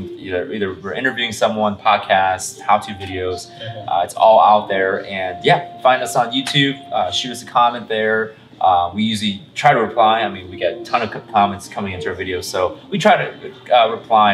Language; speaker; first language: English; native; English